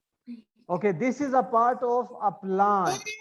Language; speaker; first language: English; non-native, learner; Arabic